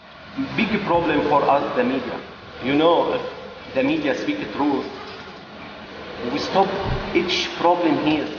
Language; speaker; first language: English; non-native, learner; Arabic